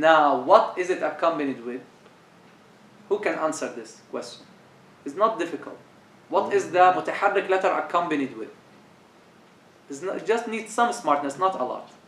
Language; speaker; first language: English; non-native, fluent; Arabic